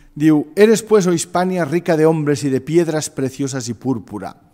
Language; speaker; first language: Spanish; non-native, local second language; Catalan